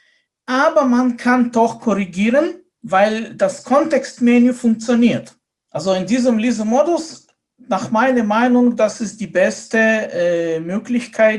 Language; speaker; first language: German; non-native, fluent; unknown